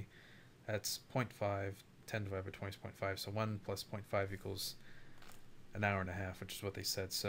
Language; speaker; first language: English; native; English